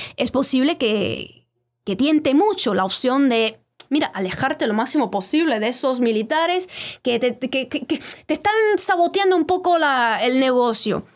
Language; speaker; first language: Spanish; native; Spanish